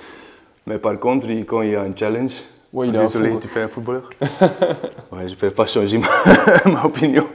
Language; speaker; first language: French; non-native, learner; Dutch